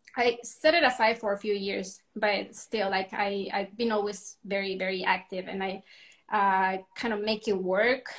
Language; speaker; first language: English; non-native, fluent; Spanish